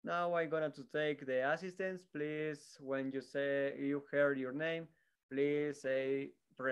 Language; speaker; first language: English; non-native, learner; Spanish